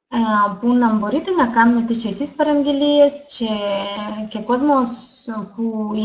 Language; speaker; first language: Greek; non-native, learner; Russian